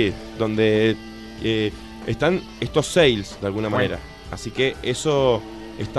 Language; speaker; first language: Spanish; native; Spanish